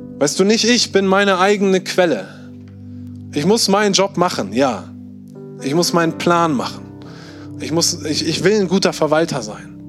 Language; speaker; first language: German; native; German